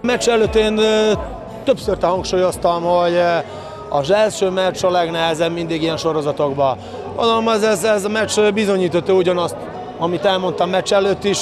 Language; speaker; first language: Hungarian; non-native, fluent; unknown